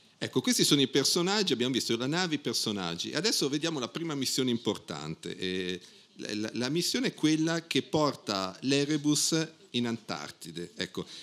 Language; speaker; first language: Italian; native; Italian